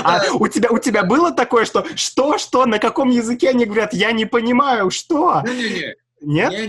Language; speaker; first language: Russian; native; Russian